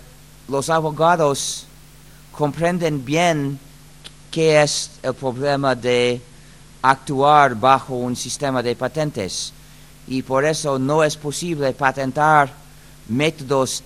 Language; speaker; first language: Spanish; non-native, fluent; English